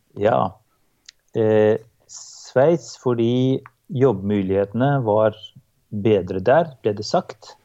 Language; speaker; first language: Norwegian; non-native, fluent; Albanian